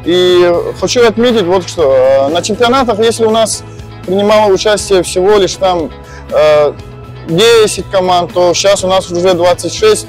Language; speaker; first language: Russian; native; Russian